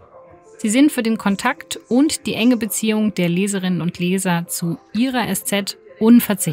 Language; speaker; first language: German; native; German